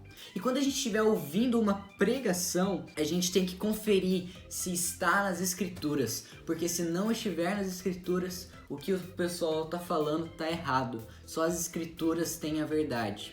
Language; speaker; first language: Portuguese; native; Portuguese